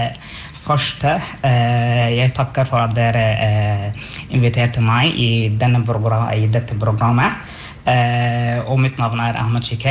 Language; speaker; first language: Norwegian; non-native, fluent; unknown